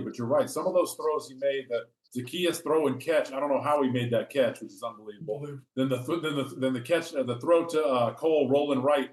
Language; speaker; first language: English; native; English